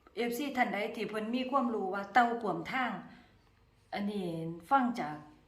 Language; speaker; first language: Thai; native; Thai